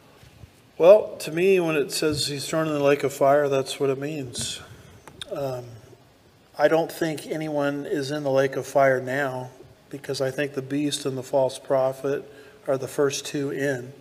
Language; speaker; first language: English; native; English